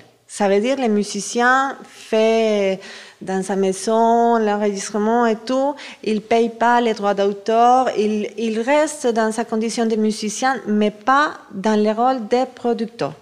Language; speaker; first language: French; non-native, fluent; Spanish